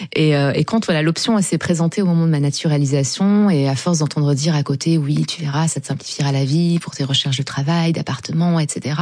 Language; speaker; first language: French; non-native, local second language; Arabic